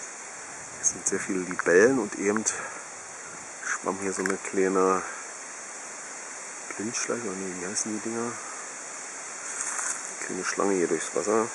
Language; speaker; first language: German; native; German